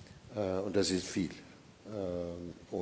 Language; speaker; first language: German; non-native, fluent; Danish